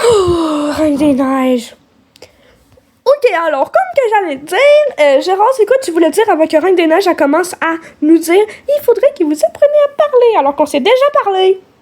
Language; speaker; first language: French; native; French